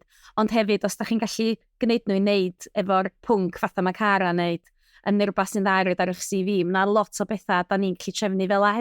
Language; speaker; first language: Welsh; native; Welsh